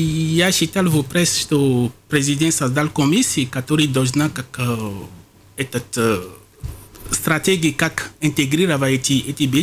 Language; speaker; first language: Russian; non-native, fluent; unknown